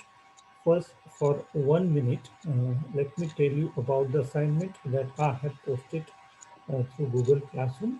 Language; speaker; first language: English; non-native, local second language; Marathi